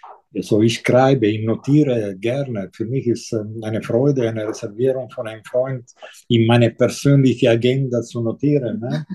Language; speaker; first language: German; non-native, fluent; Italian